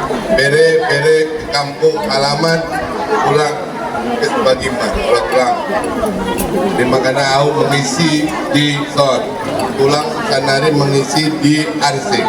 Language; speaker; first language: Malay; non-native, local second language; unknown